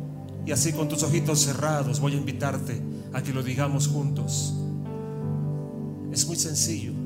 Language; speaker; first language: Spanish; native; Spanish